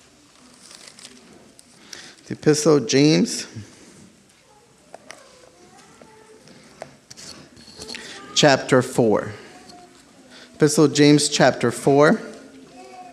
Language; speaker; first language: English; early bilingual, other home language; Spanish